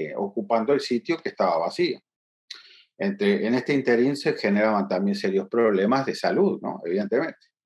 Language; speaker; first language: Spanish; native; Spanish